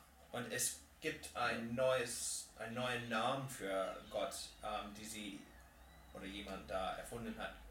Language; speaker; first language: German; non-native, fluent; English